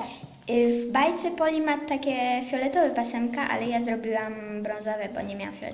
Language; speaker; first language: Polish; early bilingual, heritage; Polish